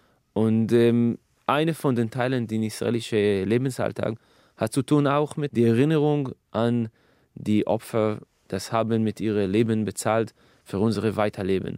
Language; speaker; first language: German; non-native, fluent; Hebrew